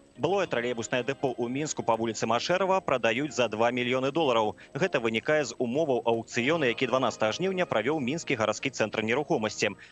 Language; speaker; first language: Belarusian; native; Belarusian